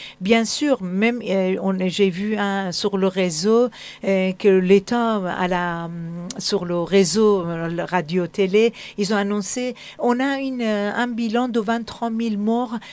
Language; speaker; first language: French; non-native, fluent; Persian